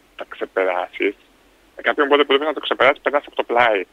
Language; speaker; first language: Greek; early bilingual, other home language; Russian